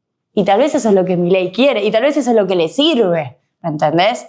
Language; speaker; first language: Spanish; native; Spanish